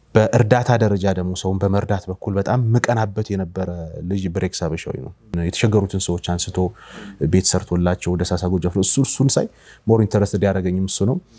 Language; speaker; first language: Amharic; native; Amharic